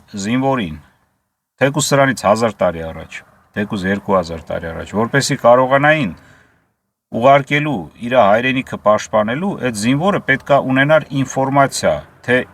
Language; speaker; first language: Armenian; native; Armenian